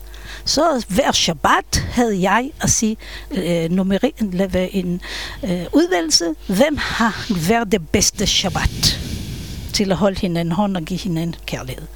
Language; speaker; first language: Danish; non-native, fluent; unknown